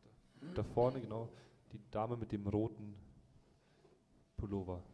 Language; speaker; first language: German; native; German